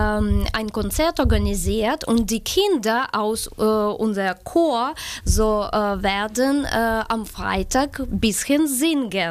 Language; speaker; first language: German; non-native, learner; Ukrainian